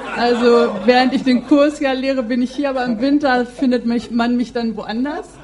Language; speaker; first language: German; native; German